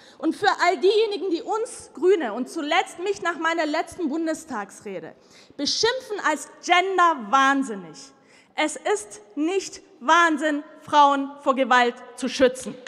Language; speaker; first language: German; early bilingual, other home language; Turkish